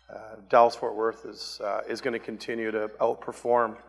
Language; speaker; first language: English; native; English